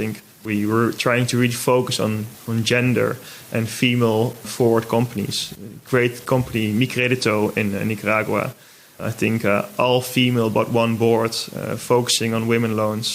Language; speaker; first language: English; non-native, fluent; Dutch